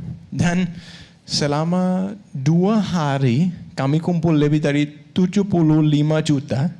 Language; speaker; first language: Indonesian; non-native, fluent; Danish